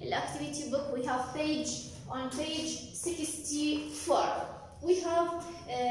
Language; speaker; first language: English; non-native, fluent; Arabic